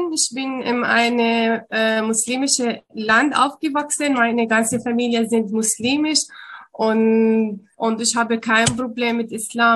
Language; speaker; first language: German; non-native, learner; Arabic